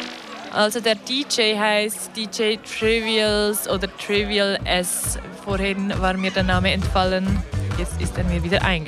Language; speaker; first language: German; native; German